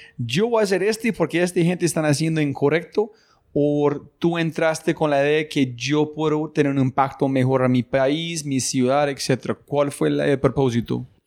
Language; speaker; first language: Spanish; non-native, fluent; English